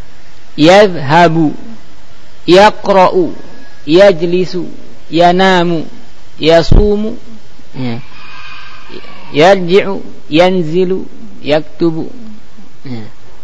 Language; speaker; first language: Arabic; non-native, fluent; Indonesian